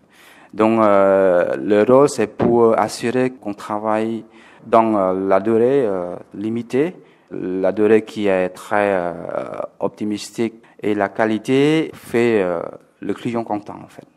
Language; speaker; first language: French; non-native, fluent; Khmer